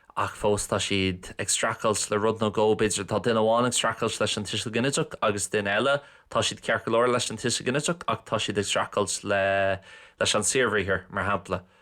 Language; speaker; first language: Irish; non-native, local second language; English